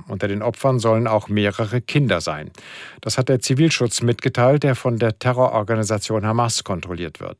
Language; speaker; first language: German; native; German